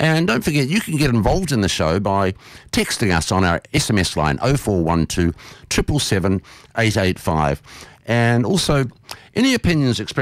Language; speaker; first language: English; native; English